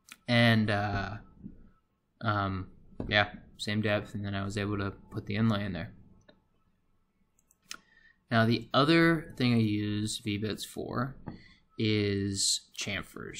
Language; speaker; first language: English; native; English